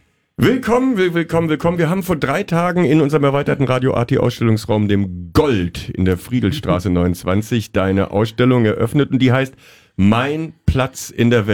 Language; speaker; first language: German; native; German